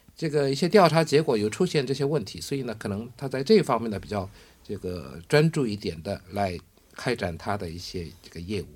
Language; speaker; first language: Chinese; non-native, fluent; Korean